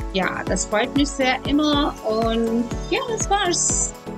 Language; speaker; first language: German; non-native, fluent; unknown